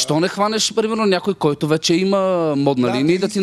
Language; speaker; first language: Bulgarian; native; Bulgarian